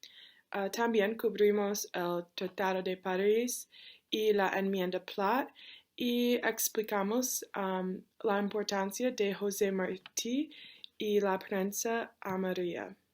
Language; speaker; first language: Spanish; non-native, learner; English